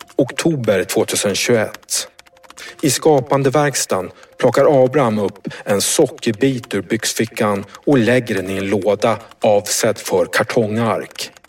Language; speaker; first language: Swedish; native; Swedish